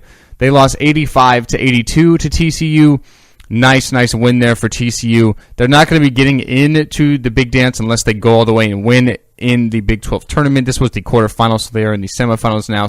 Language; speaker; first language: English; native; English